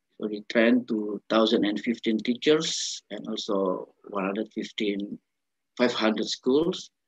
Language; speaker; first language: English; non-native, learner; Indonesian